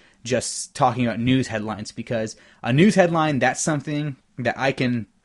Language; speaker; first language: English; native; English